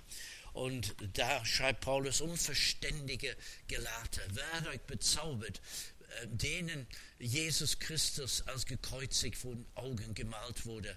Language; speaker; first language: German; non-native, fluent; English